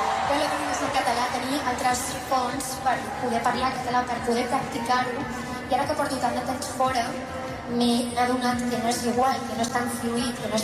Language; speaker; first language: Catalan; non-native, local second language; Spanish